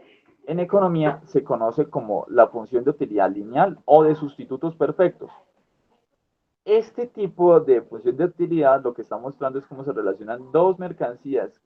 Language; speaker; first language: Spanish; native; Spanish